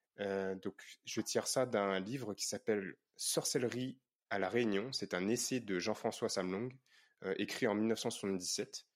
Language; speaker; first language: French; native; French